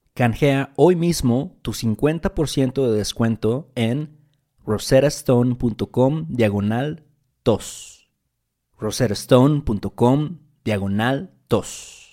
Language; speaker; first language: Spanish; native; Spanish